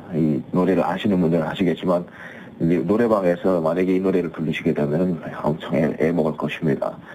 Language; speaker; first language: Korean; early bilingual, heritage; Korean